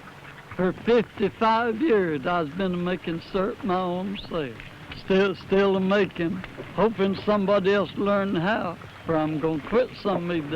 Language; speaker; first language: English; native; English